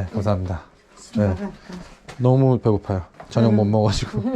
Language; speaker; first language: Korean; native; Korean